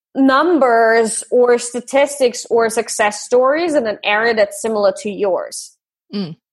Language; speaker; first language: English; non-native, fluent; German